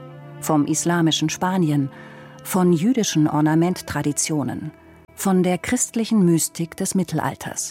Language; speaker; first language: German; native; German